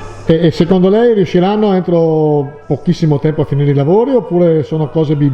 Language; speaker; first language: Italian; native; Italian